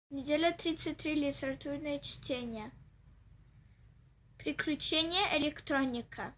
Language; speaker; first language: Russian; early bilingual, heritage; Russian